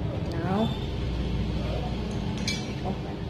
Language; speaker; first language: English; non-native, learner; Indonesian